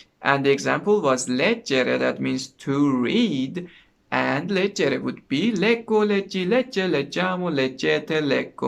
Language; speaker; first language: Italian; non-native, learner; Persian